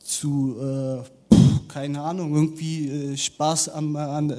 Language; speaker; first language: German; native; German